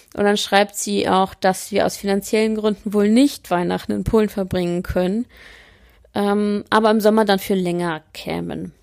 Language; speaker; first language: German; early bilingual, other home language; Polish